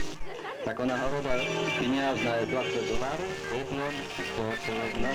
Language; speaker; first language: Polish; non-native, local second language; Rusyn